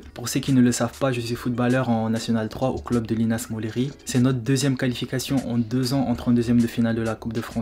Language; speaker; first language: French; native; French